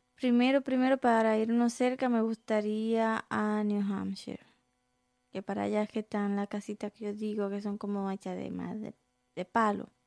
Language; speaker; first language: Spanish; native; Spanish